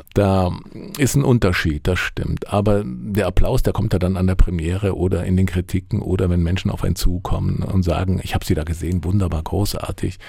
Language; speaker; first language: German; native; German